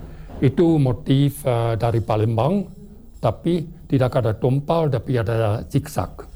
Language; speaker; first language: Indonesian; non-native, fluent; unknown